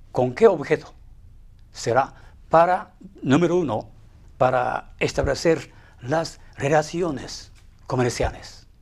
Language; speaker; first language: Spanish; non-native, fluent; Japanese